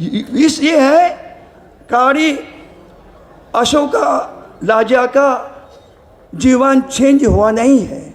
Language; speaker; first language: Hindi; non-native, learner; Japanese